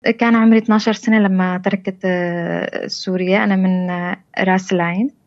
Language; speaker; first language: Arabic; non-native, local second language; Kurdish